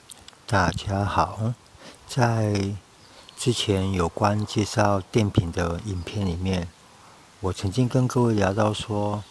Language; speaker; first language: Chinese; native; Chinese